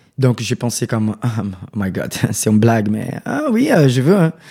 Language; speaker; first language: French; non-native, learner; Portuguese